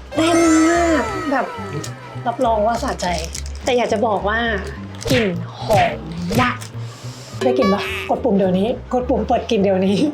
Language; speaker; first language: Thai; native; Thai